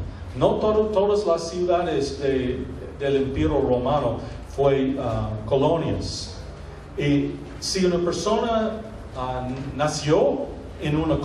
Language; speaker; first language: Spanish; non-native, fluent; English